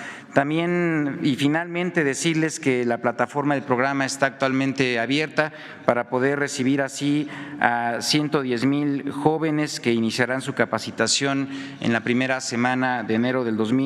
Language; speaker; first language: Spanish; native; Spanish